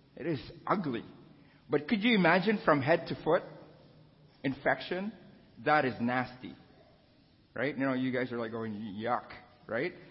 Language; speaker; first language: English; non-native, local second language; Filipino